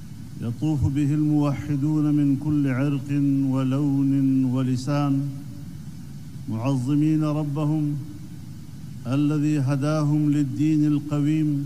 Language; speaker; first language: Arabic; non-native, fluent; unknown